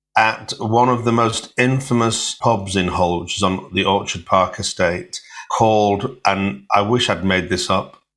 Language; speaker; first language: English; native; English